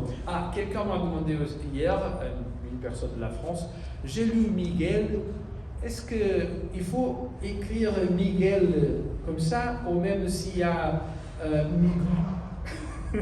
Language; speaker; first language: French; non-native, learner; Spanish